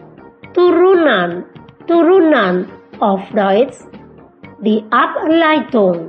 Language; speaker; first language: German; non-native, fluent; Indonesian